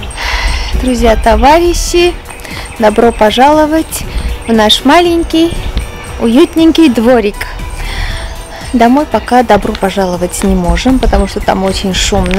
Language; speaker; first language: Russian; non-native, fluent; Armenian